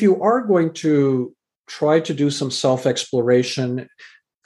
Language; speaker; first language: English; native; English